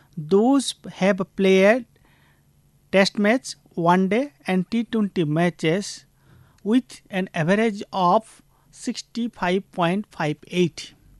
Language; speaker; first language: English; non-native, local second language; Hindi